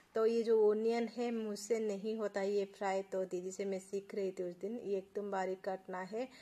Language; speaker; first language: Hindi; non-native, local second language; Odia